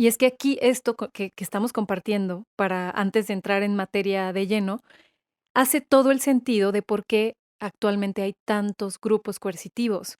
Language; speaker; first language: Spanish; native; Spanish